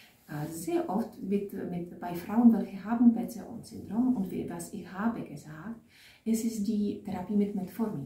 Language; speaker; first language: German; non-native, fluent; Czech